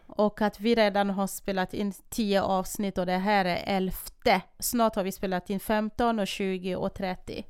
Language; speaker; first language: Swedish; early bilingual, other home language; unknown